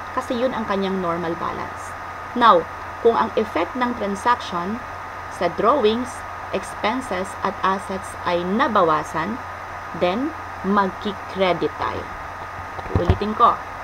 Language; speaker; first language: Filipino; native; Filipino